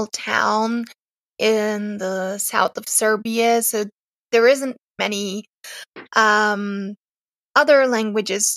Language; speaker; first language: English; non-native, fluent; Serbian